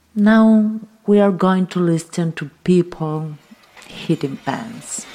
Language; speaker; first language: English; non-native, fluent; Spanish